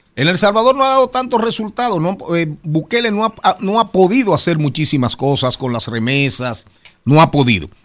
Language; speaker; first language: Spanish; native; Spanish